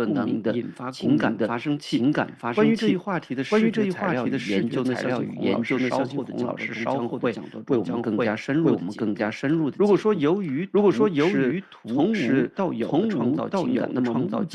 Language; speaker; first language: Chinese; native; Chinese